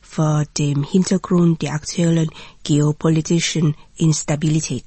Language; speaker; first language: German; non-native, fluent; Vietnamese